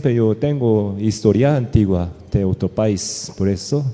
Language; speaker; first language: Spanish; non-native, learner; Korean